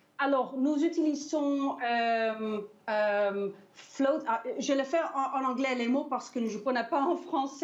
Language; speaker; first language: French; non-native, fluent; Dutch